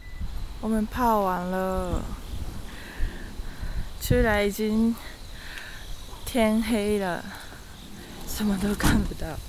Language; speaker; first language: Chinese; early bilingual, heritage; Chinese